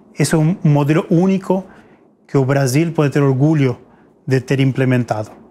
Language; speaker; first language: Portuguese; non-native, fluent; Spanish